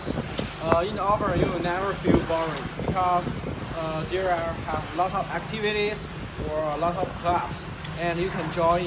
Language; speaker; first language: English; non-native, learner; Chinese